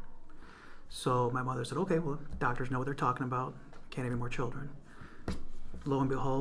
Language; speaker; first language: English; native; English